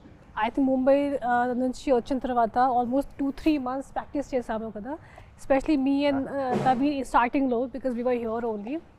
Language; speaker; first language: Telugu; non-native, local second language; Hindi